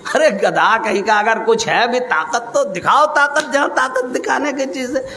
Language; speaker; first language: Urdu; native; Urdu